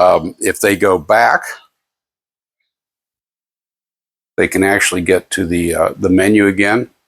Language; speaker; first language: English; native; English